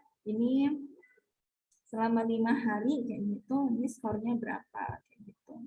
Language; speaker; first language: Indonesian; native; Indonesian